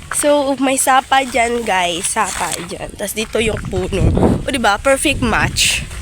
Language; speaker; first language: Filipino; non-native, local second language; Cebuano